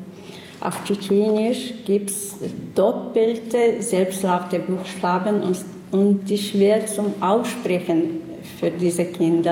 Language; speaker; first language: German; non-native, learner; Chechen